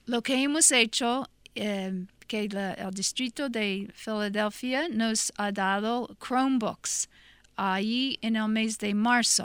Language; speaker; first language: Spanish; non-native, fluent; English